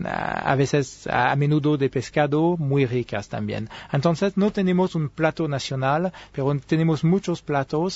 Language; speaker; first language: Spanish; non-native, fluent; French